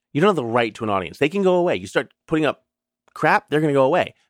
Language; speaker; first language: English; native; English